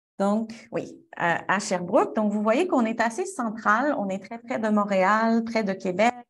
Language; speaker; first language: French; native; French